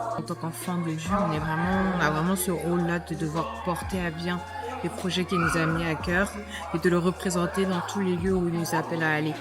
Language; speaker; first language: French; native; French